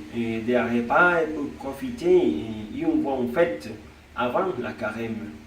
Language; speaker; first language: French; non-native, learner; Spanish